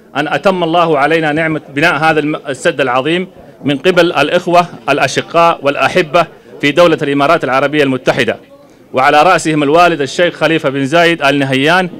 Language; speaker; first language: Arabic; non-native, local second language; Somali